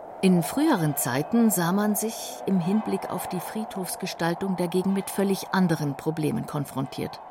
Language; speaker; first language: German; native; German